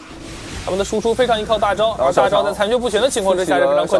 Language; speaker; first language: Chinese; native; Chinese